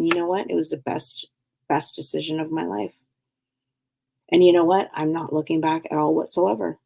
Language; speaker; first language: English; native; English